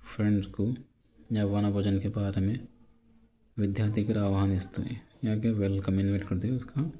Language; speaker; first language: Hindi; non-native, local second language; Telugu